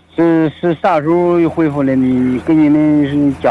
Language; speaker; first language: Chinese; native; Chinese